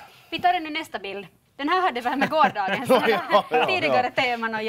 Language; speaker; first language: Swedish; native; Swedish